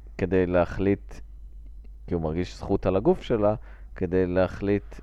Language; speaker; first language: Hebrew; native; Hebrew